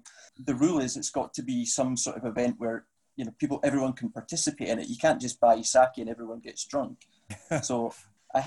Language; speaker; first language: English; native; English